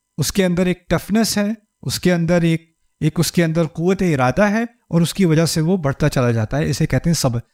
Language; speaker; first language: Urdu; native; Urdu